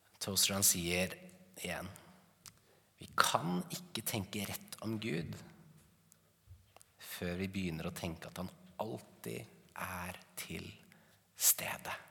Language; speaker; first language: Norwegian; native; Norwegian